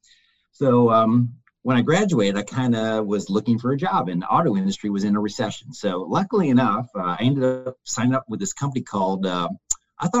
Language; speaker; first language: English; native; English